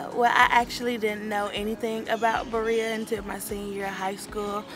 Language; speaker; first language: English; native; English